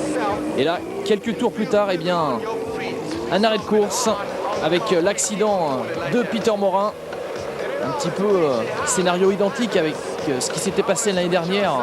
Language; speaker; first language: French; native; French